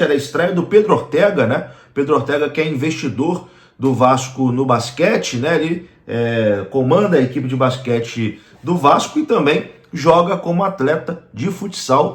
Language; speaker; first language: Portuguese; native; Portuguese